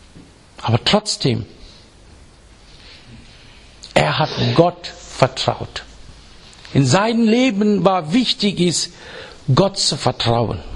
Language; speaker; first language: German; non-native, fluent; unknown